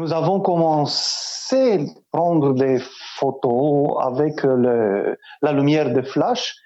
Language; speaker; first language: French; non-native, learner; Romanian